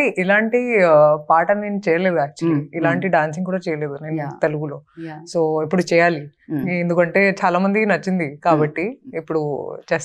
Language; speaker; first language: Telugu; non-native, fluent; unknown